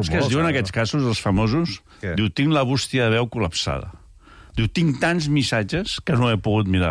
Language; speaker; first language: Catalan; native; Catalan